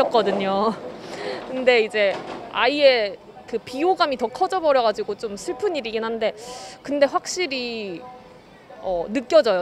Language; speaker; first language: Korean; native; Korean